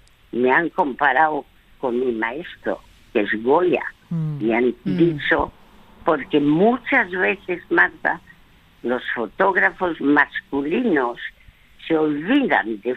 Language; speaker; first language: Spanish; native; Spanish